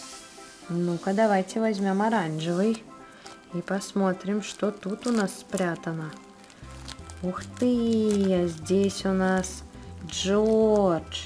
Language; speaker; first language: Russian; native; Russian